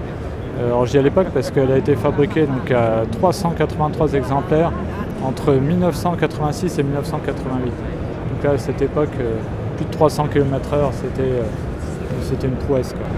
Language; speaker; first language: French; native; French